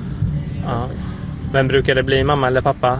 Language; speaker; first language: Swedish; native; Swedish